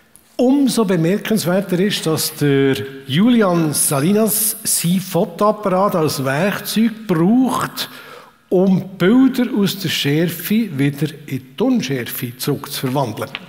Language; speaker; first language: German; native; German